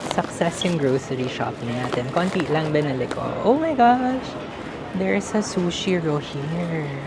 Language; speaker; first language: Filipino; native; Filipino